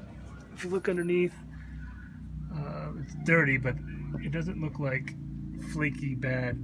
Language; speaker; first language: English; native; English